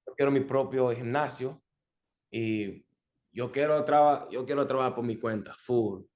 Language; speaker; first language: Spanish; early bilingual, heritage; Spanish